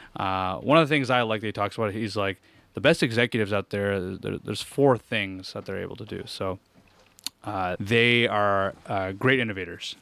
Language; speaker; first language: English; native; English